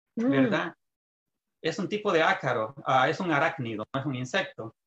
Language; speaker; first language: Spanish; native; Spanish